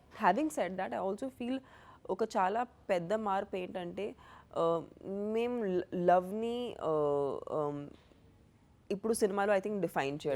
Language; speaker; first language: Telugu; non-native, fluent; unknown